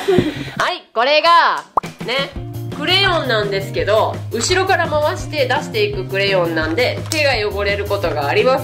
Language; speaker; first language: Japanese; native; Japanese